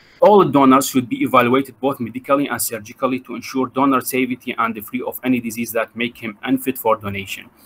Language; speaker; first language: English; non-native, fluent; Arabic